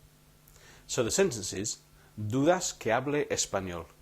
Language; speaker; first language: Spanish; non-native, fluent; English